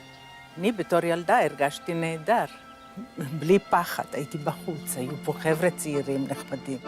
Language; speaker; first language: Hebrew; early bilingual, other home language; Croatian